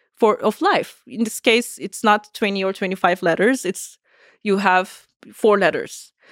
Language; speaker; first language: English; non-native, fluent; Turkish